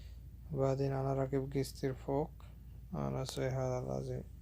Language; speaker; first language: Arabic; non-native, learner; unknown